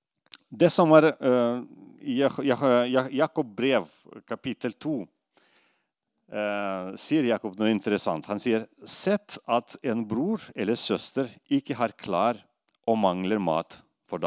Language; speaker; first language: Norwegian; non-native, fluent; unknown